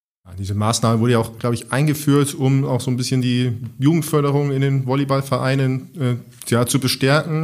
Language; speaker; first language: German; native; German